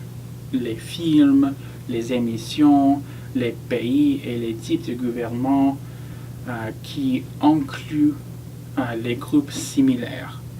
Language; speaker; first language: French; non-native, learner; English